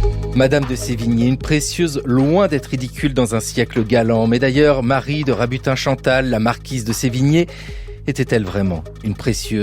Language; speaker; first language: French; native; French